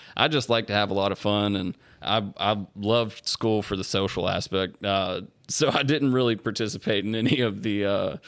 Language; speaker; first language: English; native; English